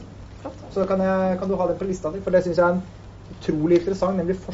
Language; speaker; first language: Norwegian; native; Norwegian